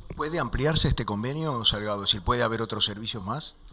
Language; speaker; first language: Spanish; native; Spanish